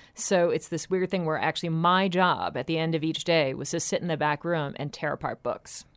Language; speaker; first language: English; native; English